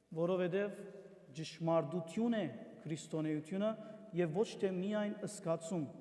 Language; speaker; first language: Armenian; native; Armenian